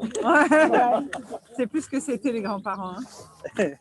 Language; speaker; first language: French; native; French